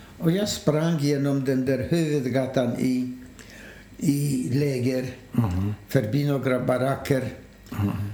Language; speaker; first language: Swedish; non-native, fluent; Polish